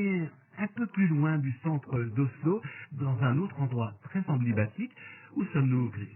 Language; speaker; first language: French; native; French